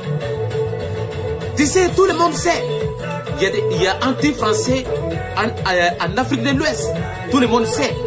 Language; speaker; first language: French; non-native, local second language; Bambara